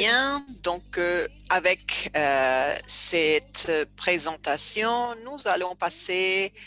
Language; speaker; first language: French; non-native, fluent; Spanish